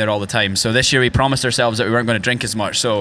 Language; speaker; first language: English; native; English